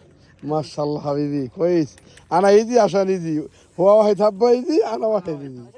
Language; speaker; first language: Arabic; non-native, learner; Bangla